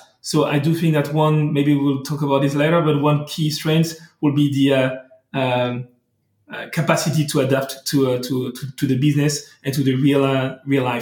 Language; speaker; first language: English; non-native, fluent; French